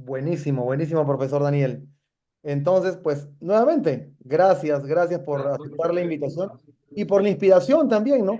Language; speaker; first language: Spanish; native; Spanish